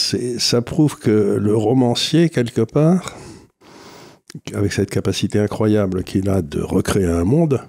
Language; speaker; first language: French; native; French